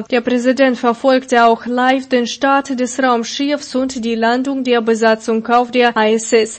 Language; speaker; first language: German; non-native, fluent; Russian